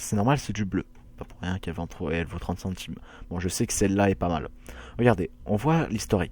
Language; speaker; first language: French; native; French